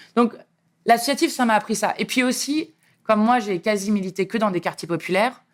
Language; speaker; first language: French; native; French